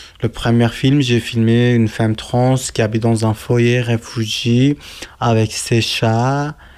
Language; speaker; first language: French; non-native, learner; Kurdish